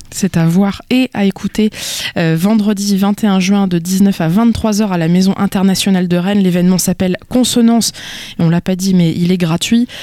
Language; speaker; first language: French; native; French